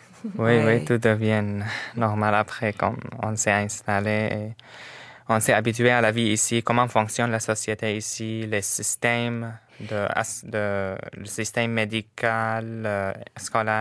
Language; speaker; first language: French; non-native, fluent; Arabic